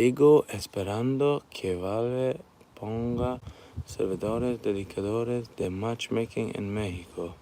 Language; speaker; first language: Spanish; non-native, learner; English